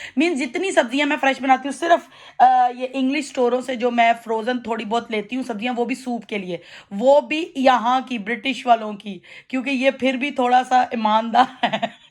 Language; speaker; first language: Urdu; non-native, local second language; Punjabi